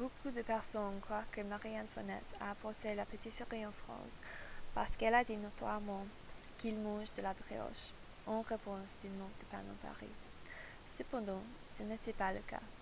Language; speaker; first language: French; non-native, learner; English